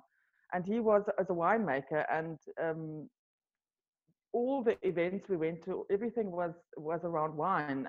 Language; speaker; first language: English; non-native, local second language; Afrikaans